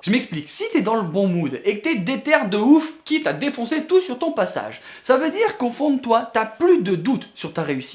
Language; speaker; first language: French; native; French